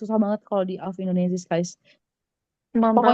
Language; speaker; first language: Indonesian; native; Indonesian